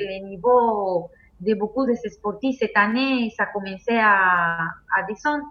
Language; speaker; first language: French; non-native, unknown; Spanish